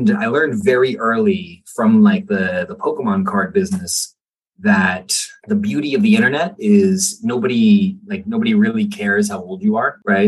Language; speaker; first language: English; native; English